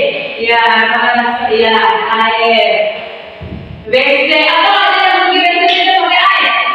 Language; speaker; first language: Indonesian; native; Indonesian